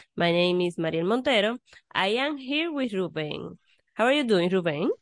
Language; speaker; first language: English; non-native, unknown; Spanish